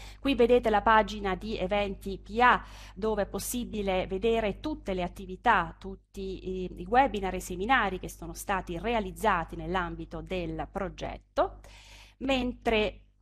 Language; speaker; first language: Italian; native; Italian